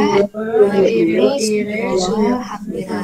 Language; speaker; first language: Korean; non-native, learner; Indonesian